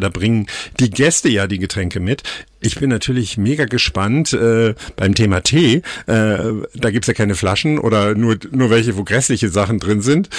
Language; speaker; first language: German; native; German